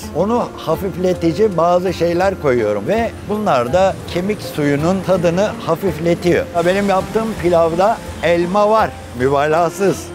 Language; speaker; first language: Turkish; native; Turkish